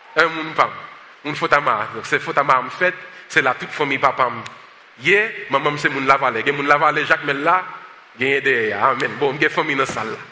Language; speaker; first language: French; non-native, local second language; Haitian Creole